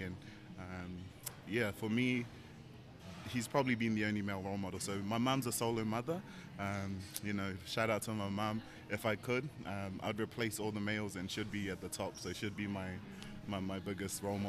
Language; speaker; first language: English; early bilingual, other home language; Tongan